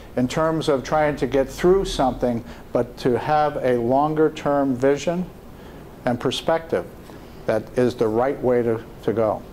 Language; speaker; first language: English; native; English